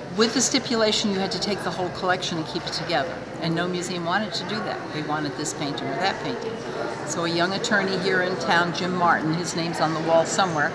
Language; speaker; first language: English; native; English